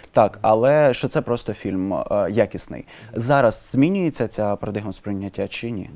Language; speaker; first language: Ukrainian; native; Ukrainian